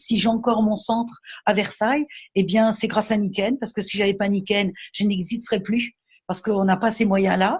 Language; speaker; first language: French; native; French